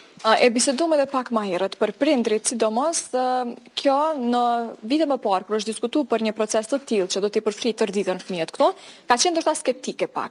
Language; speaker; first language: Albanian; native; Albanian